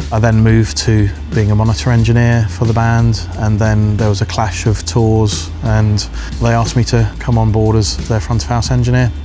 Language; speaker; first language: English; native; English